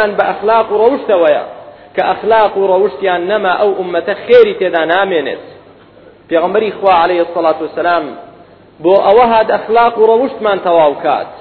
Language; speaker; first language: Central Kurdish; native; Central Kurdish